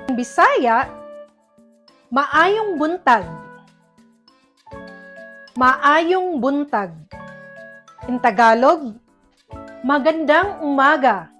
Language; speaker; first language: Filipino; non-native, local second language; Cebuano